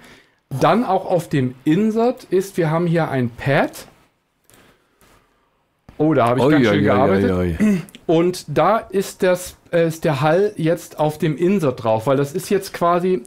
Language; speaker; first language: German; native; German